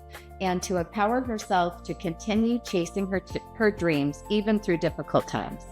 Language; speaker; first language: English; native; English